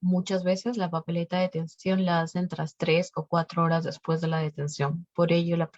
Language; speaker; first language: Spanish; native; Spanish